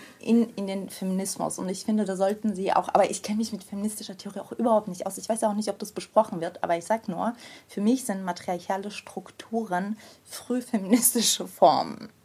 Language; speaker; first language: German; early bilingual, other home language; Armenian